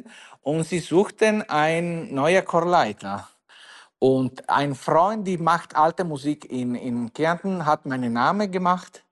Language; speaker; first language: German; non-native, learner; Italian